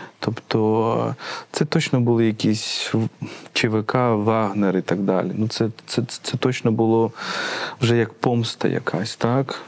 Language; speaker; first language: Ukrainian; native; Ukrainian